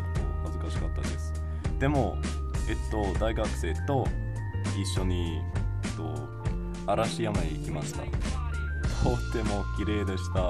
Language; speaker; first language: Japanese; non-native, learner; English